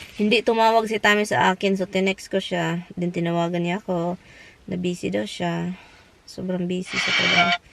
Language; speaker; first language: Filipino; non-native, local second language; Cebuano